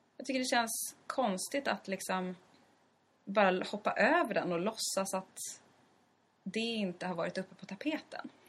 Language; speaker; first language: Swedish; native; Swedish